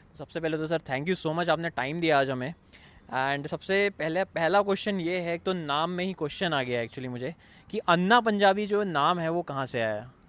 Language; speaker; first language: Hindi; native; Hindi